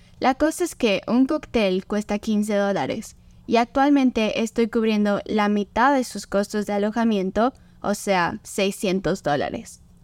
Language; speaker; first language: Spanish; native; Spanish